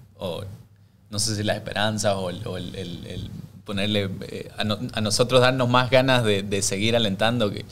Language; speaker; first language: Spanish; native; Spanish